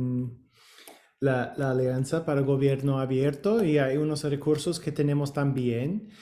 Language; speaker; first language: Spanish; non-native, learner; English